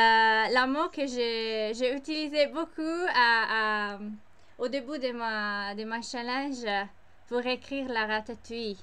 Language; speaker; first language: French; non-native, learner; English